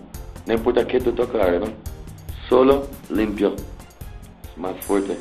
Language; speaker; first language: Spanish; non-native, learner; English